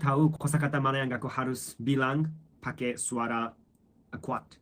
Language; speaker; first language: Indonesian; non-native, learner; Japanese